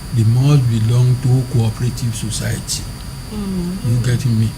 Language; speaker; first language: English; non-native, local second language; Yoruba